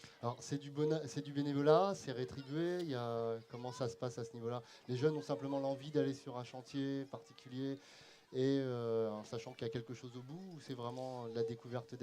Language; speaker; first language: French; native; French